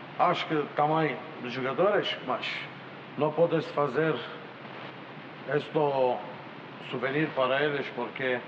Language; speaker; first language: Portuguese; non-native, learner; Romanian